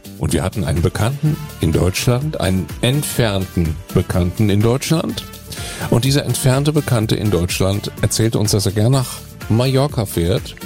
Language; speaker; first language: German; native; German